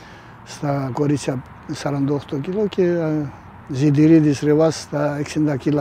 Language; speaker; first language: Greek; non-native, fluent; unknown